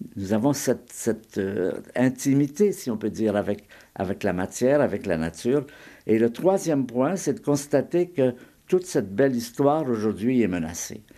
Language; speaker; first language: French; native; French